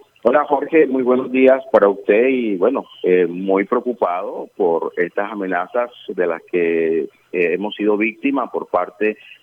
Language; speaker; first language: Spanish; native; Spanish